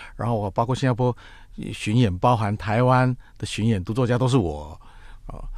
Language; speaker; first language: Chinese; native; Chinese